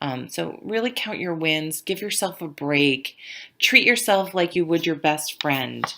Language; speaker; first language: English; native; English